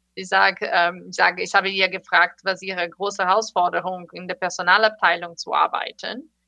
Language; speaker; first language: German; non-native, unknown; Portuguese